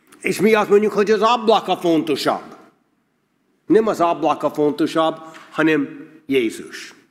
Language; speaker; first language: Hungarian; non-native, learner; English